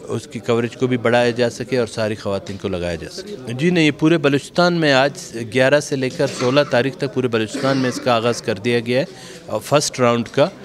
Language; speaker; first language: Urdu; non-native, local second language; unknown